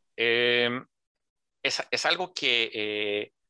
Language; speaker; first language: Spanish; early bilingual, heritage; Spanish